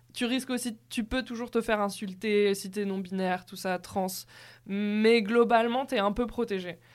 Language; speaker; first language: French; native; French